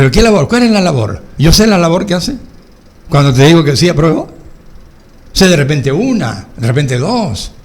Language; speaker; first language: Spanish; native; Spanish